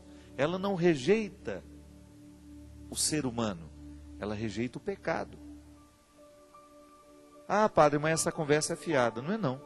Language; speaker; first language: Portuguese; native; Portuguese